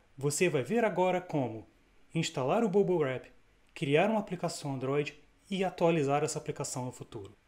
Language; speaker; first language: Portuguese; native; Portuguese